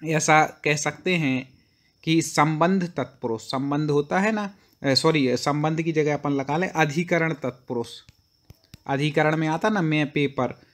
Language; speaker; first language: Hindi; native; Hindi